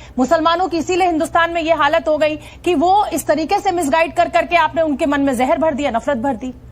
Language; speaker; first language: Hindi; native; Hindi